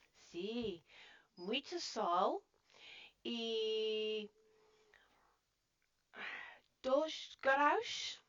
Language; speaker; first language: Portuguese; non-native, learner; English